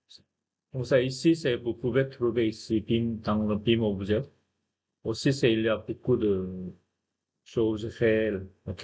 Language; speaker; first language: French; non-native, fluent; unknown